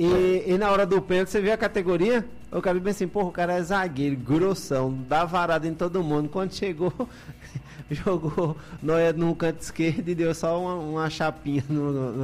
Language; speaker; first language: Portuguese; native; Portuguese